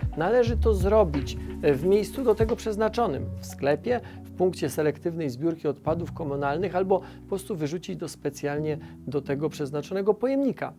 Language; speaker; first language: Polish; native; Polish